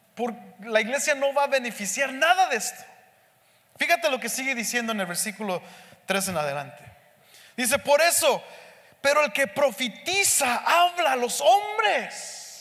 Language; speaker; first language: Spanish; early bilingual, heritage; Spanish